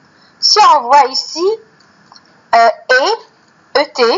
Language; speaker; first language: French; non-native, fluent; Arabic